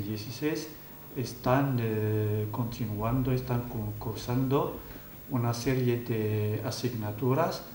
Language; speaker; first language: Spanish; non-native, fluent; Arabic